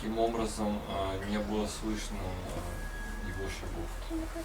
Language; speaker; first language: Russian; native; Russian